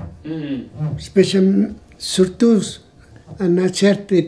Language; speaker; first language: French; non-native, learner; Italian